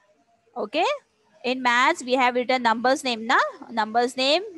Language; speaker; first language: English; non-native, local second language; Hindi